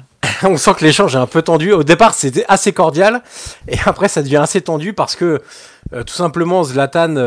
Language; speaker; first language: French; native; French